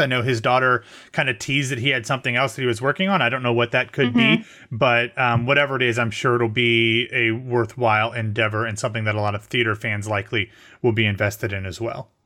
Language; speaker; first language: English; native; English